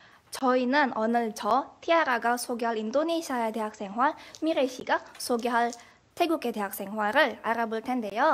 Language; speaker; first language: Korean; non-native, fluent; Indonesian